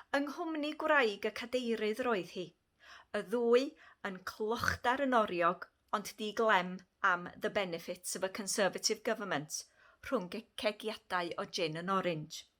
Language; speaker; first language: Welsh; native; Welsh